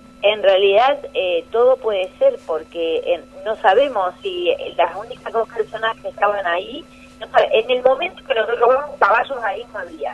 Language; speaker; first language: Spanish; native; Spanish